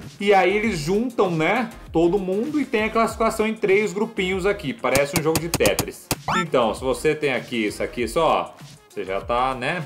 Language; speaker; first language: Portuguese; native; Portuguese